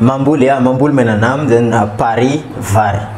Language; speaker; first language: Indonesian; non-native, learner; Malagasy